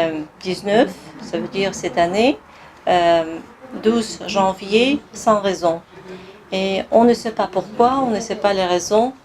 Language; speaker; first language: French; non-native, fluent; Kazakh